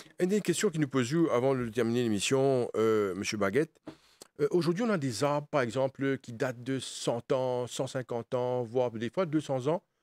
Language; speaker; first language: French; non-native, local second language; Morisyen